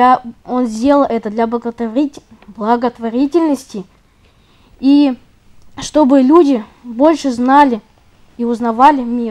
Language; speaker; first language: Russian; non-native, local second language; Yakut